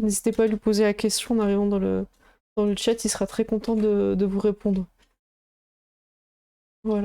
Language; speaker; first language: French; native; French